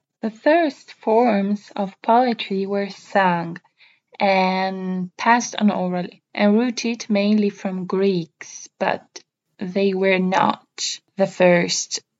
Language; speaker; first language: English; non-native, fluent; Italian